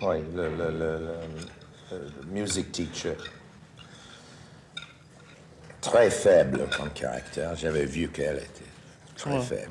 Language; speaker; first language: French; non-native, fluent; English